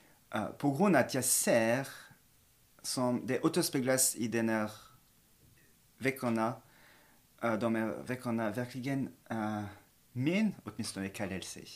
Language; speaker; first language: Swedish; non-native, fluent; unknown